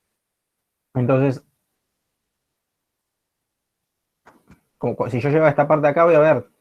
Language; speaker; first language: Spanish; native; Spanish